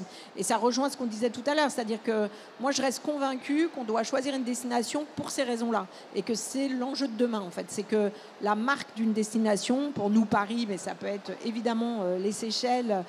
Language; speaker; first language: French; native; French